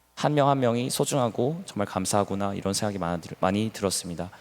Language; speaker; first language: Korean; native; Korean